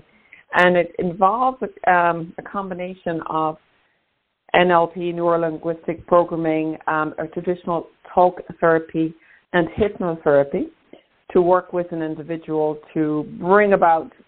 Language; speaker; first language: English; native; English